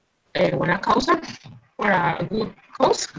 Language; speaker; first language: English; non-native, learner; Spanish